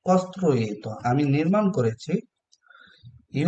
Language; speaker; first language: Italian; non-native, learner; Bangla